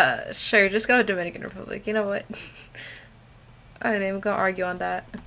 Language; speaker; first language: English; early bilingual, other home language; Spanish